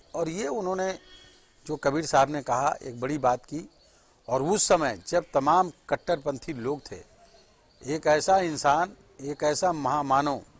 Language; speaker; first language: Hindi; native; Hindi